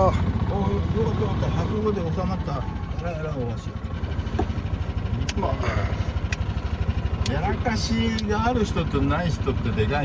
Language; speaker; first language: Japanese; native; Japanese